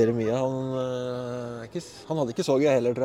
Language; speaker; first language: Norwegian; native; Norwegian